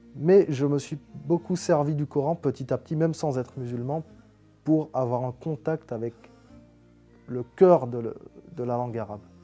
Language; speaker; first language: French; native; French